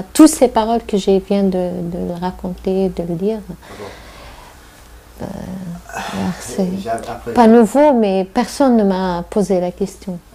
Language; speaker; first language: French; non-native, local second language; Arabic